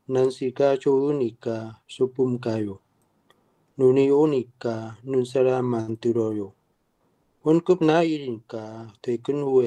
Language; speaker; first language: Korean; non-native, learner; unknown